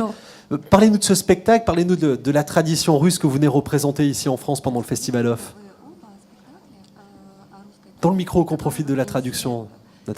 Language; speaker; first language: French; native; French